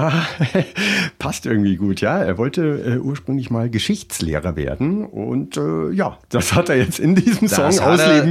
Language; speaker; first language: German; native; German